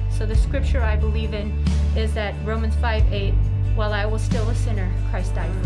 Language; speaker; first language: English; native; English